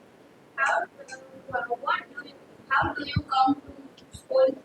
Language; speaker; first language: English; non-native, learner; Gujarati